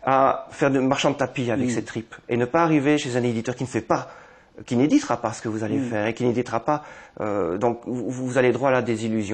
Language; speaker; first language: French; native; French